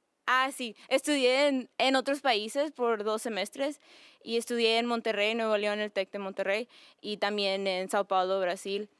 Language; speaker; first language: Spanish; early bilingual, heritage; Spanish